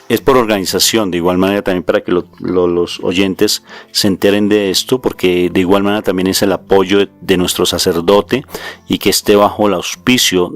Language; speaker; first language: Spanish; native; Spanish